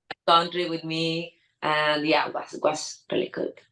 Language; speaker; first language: English; non-native, learner; Spanish